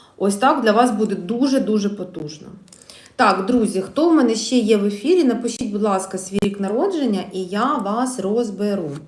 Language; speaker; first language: Ukrainian; non-native, local second language; Russian